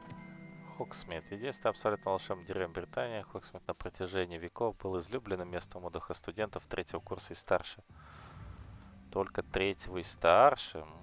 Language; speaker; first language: Russian; native; Russian